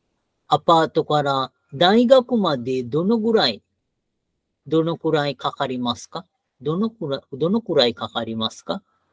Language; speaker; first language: Japanese; non-native, fluent; Sinhala